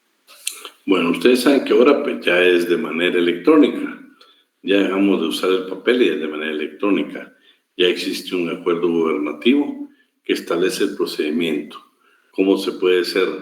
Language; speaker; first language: Spanish; native; Spanish